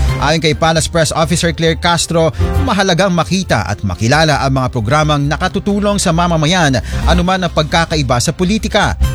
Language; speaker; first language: Filipino; native; Filipino